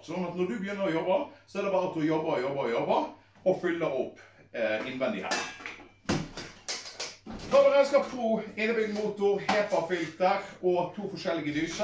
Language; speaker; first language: Norwegian; native; Norwegian